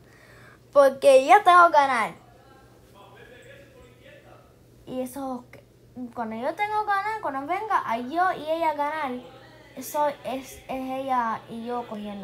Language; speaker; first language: Spanish; early bilingual, heritage; Spanish